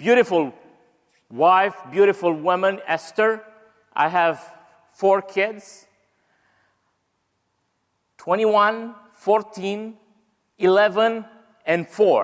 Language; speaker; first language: English; non-native, fluent; Romanian